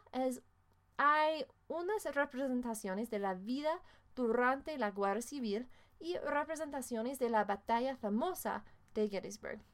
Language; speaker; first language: Spanish; non-native, fluent; English